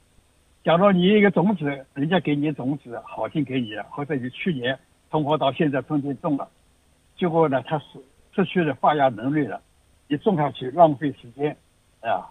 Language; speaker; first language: Chinese; native; Chinese